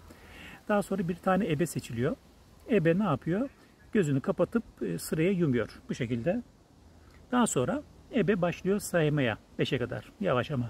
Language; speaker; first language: Turkish; native; Turkish